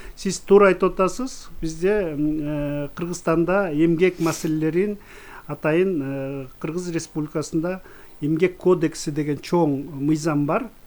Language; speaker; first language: Kyrgyz; native; Kyrgyz